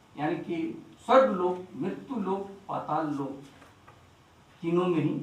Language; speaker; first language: Hindi; non-native, local second language; Bangla